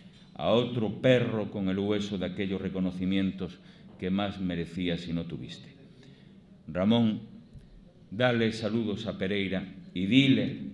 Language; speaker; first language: Spanish; native; Spanish